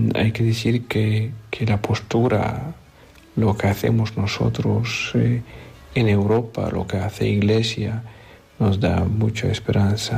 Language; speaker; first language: Spanish; non-native, fluent; Polish